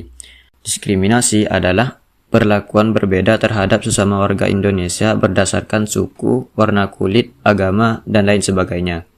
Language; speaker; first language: Indonesian; native; Indonesian